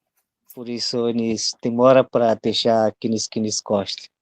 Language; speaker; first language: Portuguese; non-native, local second language; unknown